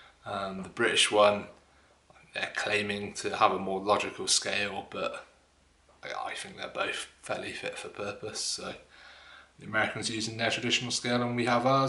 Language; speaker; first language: English; native; English